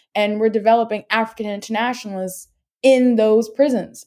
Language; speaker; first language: English; native; English